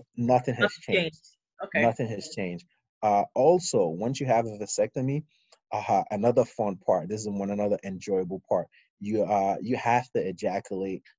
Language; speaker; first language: English; non-native, local second language; Yoruba